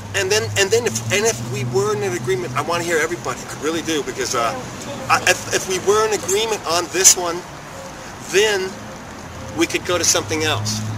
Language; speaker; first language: English; native; English